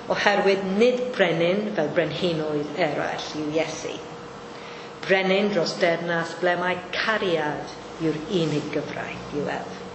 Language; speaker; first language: Welsh; non-native, fluent; Maltese